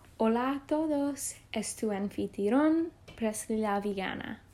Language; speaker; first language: Spanish; non-native, learner; English